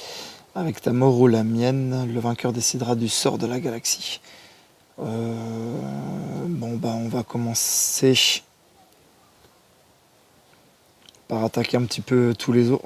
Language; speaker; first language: French; native; French